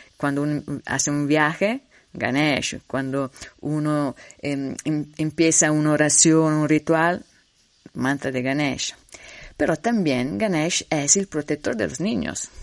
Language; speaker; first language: Spanish; non-native, fluent; Italian